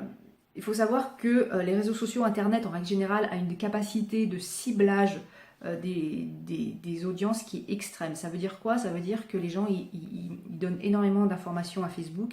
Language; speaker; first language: French; native; French